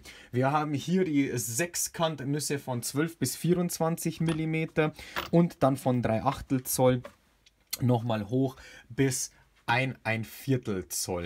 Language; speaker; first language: German; native; German